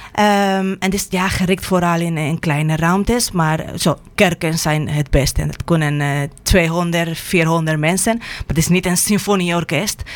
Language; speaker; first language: Dutch; non-native, fluent; Spanish